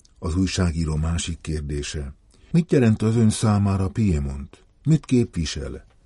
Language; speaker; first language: Hungarian; native; Hungarian